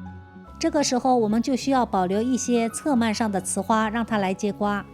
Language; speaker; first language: Chinese; native; Chinese